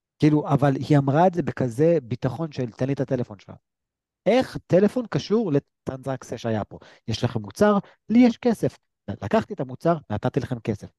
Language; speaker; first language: Hebrew; native; Hebrew